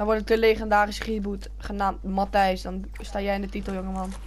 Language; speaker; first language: Dutch; native; Dutch